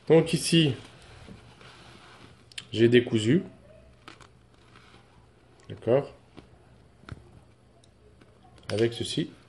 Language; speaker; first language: French; native; French